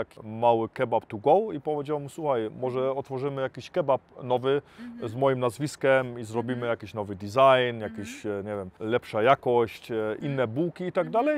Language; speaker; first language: Polish; early bilingual, heritage; Polish